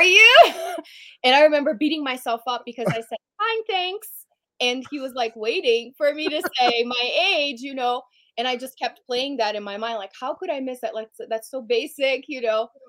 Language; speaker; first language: English; non-native, fluent; Portuguese